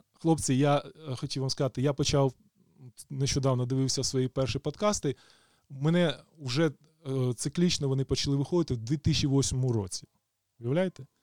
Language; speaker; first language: Ukrainian; native; Ukrainian